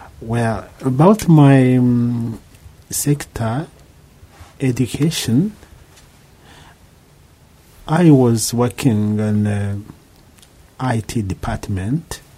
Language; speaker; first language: English; non-native, local second language; Kinyarwanda